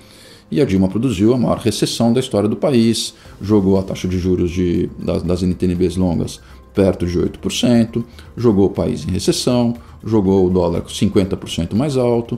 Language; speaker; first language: Portuguese; native; Portuguese